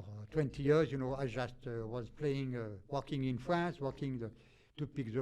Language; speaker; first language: English; non-native, fluent; French